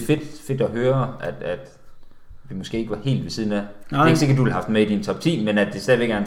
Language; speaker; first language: Danish; native; Danish